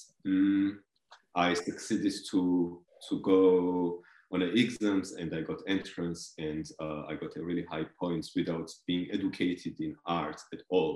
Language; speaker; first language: English; non-native, fluent; Georgian